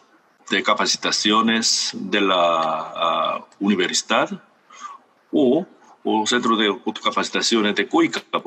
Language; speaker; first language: Spanish; non-native, fluent; Korean